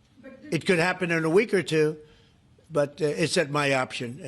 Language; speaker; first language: English; native; English